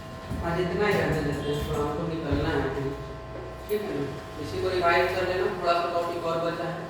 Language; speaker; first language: Hindi; native; Hindi